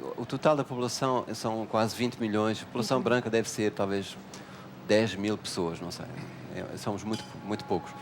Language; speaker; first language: Portuguese; native; Portuguese